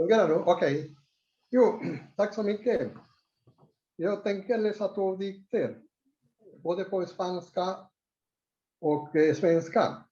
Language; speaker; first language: Swedish; non-native, fluent; Spanish